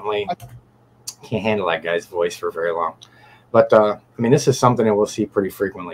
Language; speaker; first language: English; native; English